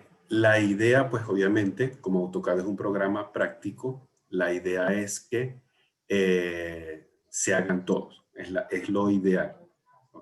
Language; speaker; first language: Spanish; native; Spanish